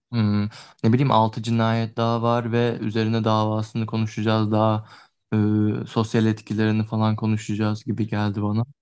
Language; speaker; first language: Turkish; native; Turkish